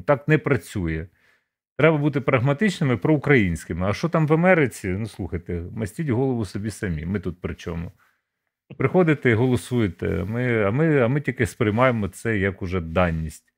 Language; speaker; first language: Ukrainian; native; Ukrainian